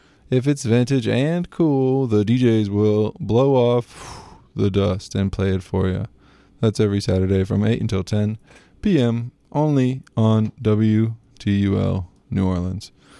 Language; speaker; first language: English; native; English